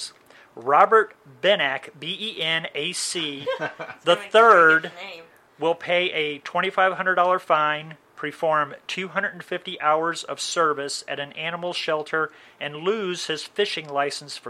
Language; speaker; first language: English; native; English